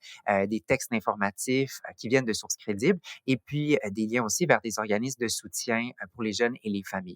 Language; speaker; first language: French; native; French